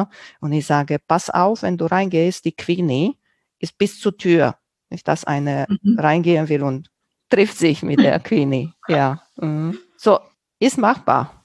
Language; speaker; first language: German; non-native, local second language; Romanian